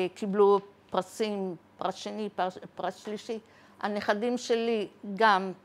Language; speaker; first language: Hebrew; early bilingual, other home language; Arabic